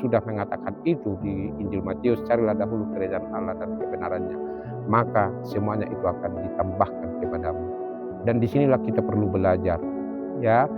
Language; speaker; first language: Indonesian; native; Indonesian